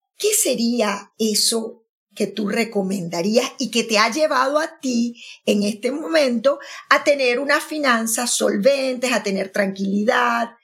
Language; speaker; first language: Spanish; native; Spanish